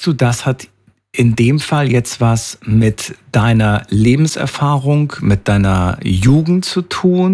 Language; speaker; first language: German; native; German